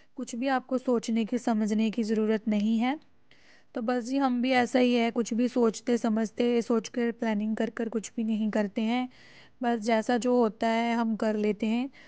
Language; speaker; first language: Hindi; non-native, local second language; Punjabi